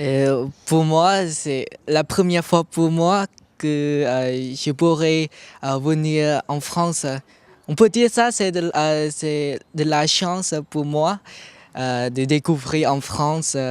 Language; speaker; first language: French; non-native, learner; Khmer